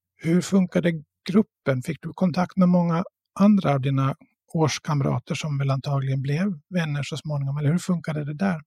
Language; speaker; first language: Swedish; native; Swedish